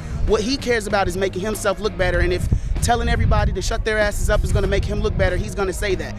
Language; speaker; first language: English; native; English